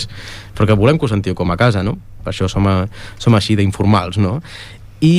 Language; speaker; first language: Catalan; native; Catalan